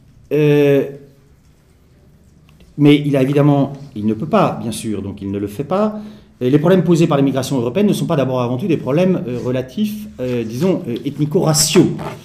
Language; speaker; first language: French; native; French